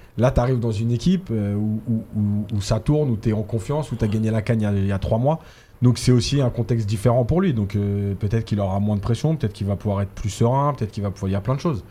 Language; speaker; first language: French; native; French